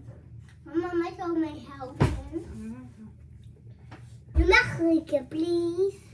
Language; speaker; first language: Dutch; early bilingual, other home language; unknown